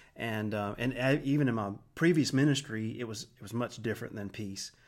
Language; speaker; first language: English; native; English